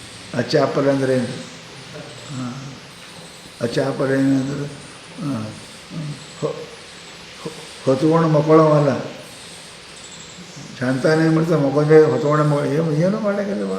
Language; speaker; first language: Kannada; native; Kannada